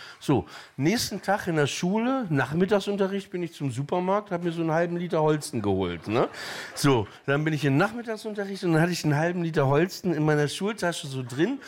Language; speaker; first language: German; native; German